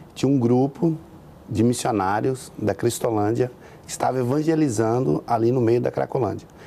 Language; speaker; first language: Portuguese; native; Portuguese